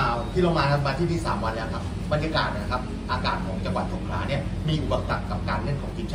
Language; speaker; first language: Thai; native; Thai